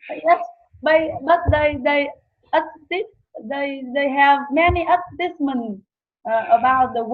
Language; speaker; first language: English; non-native, learner; Vietnamese